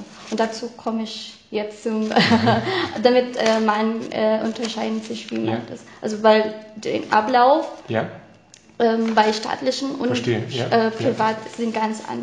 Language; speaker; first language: German; non-native, fluent; Filipino